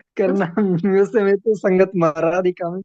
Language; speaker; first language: Indonesian; non-native, learner; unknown